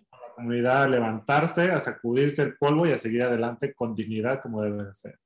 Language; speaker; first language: Spanish; native; Spanish